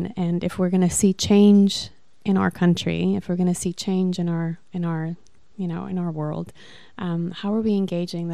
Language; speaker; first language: English; non-native, local second language; Afrikaans